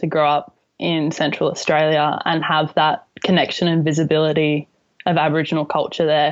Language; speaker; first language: English; native; English